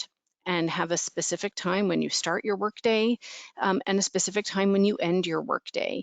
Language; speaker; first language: English; native; English